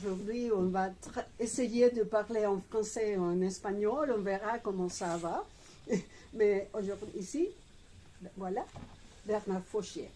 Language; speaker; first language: French; non-native, fluent; Spanish